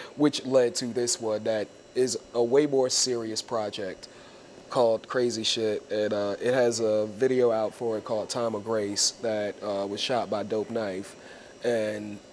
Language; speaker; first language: English; native; English